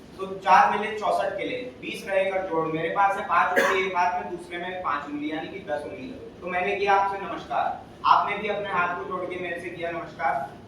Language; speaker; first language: Hindi; native; Hindi